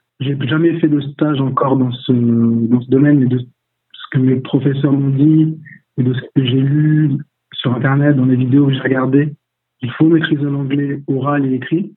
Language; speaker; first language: French; native; French